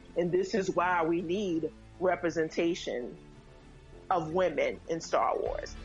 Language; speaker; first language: English; early bilingual, other home language; Haitian Creole